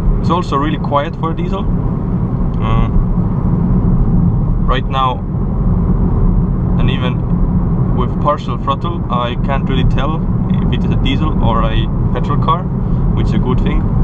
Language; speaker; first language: English; non-native, fluent; Estonian